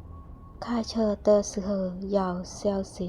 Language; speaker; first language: Chinese; non-native, fluent; Khmer